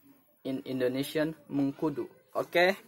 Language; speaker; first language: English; non-native, learner; Indonesian